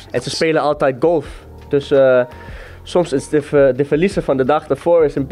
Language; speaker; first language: Dutch; non-native, fluent; Danish